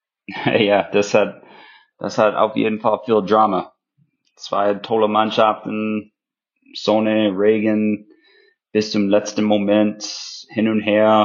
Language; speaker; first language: German; non-native, fluent; English